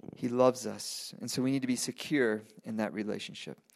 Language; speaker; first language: English; non-native, fluent; Spanish